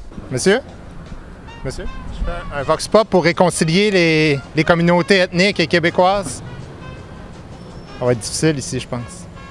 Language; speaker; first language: French; native; French